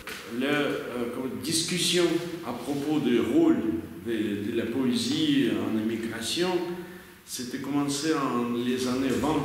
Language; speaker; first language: French; non-native, learner; Russian